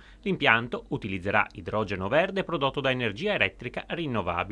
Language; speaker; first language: Italian; native; Italian